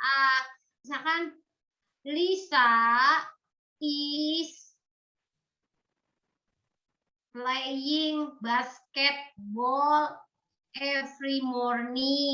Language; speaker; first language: English; non-native, learner; Indonesian